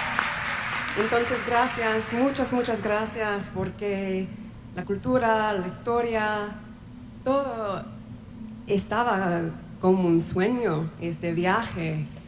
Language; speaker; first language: Spanish; non-native, fluent; English